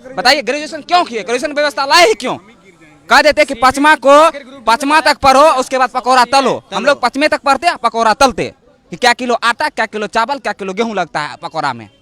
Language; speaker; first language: Hindi; native; Hindi